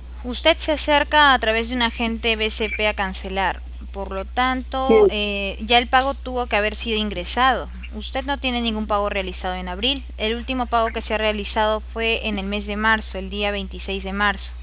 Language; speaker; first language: Spanish; native; Spanish